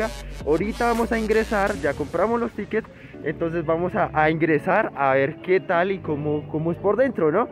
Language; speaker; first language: Spanish; native; Spanish